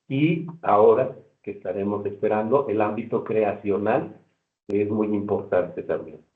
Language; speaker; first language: Spanish; native; Spanish